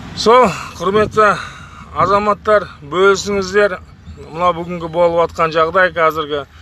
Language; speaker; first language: Kazakh; native; Kazakh